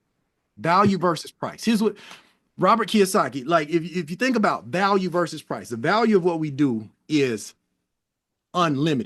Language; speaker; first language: English; native; English